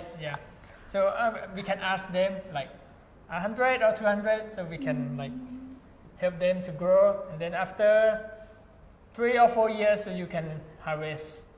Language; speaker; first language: English; non-native, fluent; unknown